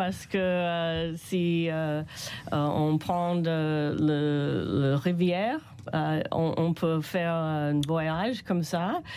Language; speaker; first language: French; non-native, learner; English